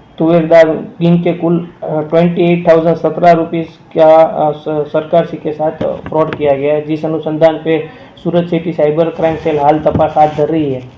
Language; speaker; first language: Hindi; non-native, local second language; Gujarati